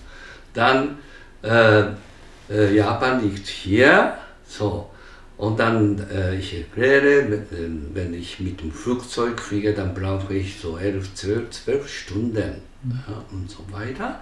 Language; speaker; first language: German; non-native, fluent; Japanese